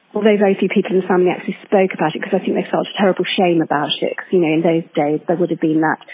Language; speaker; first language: English; native; English